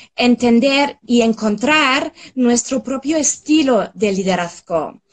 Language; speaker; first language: Spanish; non-native, fluent; German